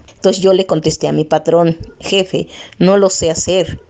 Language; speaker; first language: Spanish; early bilingual, other home language; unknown